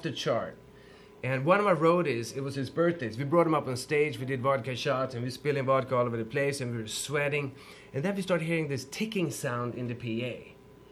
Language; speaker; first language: English; non-native, fluent; Swedish